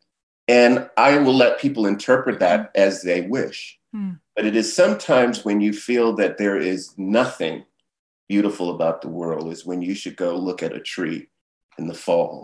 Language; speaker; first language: English; native; English